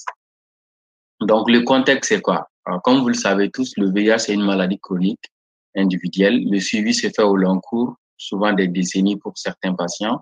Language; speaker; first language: French; non-native, local second language; Bambara